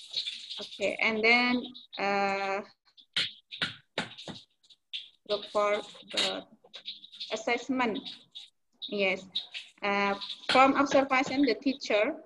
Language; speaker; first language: English; non-native, learner; Indonesian